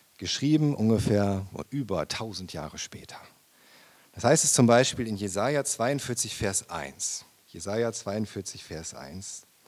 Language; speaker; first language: German; native; German